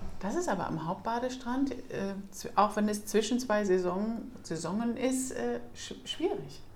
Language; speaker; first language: German; native; German